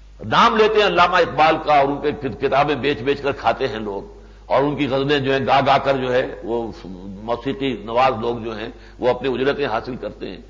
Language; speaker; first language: Urdu; native; Urdu